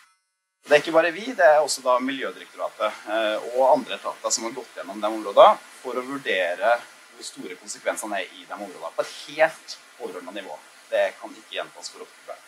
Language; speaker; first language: Norwegian; native; Norwegian